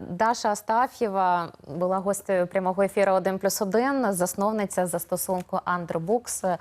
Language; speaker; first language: Ukrainian; native; Ukrainian